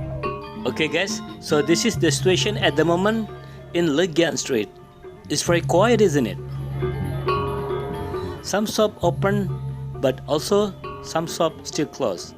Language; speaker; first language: English; non-native, local second language; Indonesian